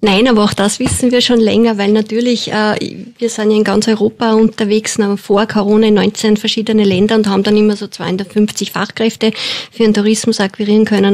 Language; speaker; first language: German; native; German